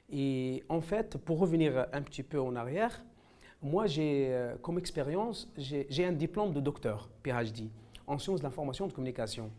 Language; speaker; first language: French; non-native, local second language; Arabic